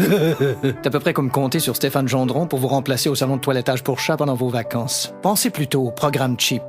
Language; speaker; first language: French; native; French